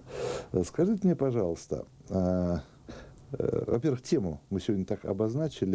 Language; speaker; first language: Russian; native; Russian